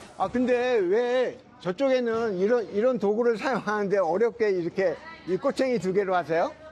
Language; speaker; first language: Korean; native; Korean